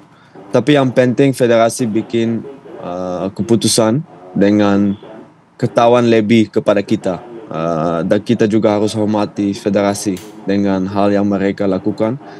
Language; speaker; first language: Indonesian; non-native, fluent; Dutch